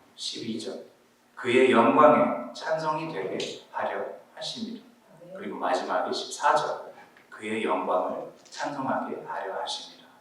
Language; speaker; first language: Korean; early bilingual, heritage; Korean